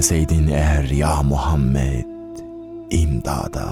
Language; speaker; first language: Turkish; native; Turkish